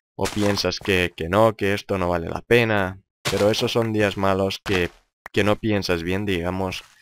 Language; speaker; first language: Spanish; non-native, fluent; Lithuanian